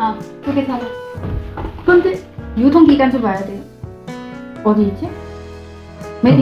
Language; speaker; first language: Korean; non-native, fluent; Vietnamese